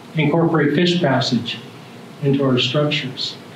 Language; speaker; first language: English; native; English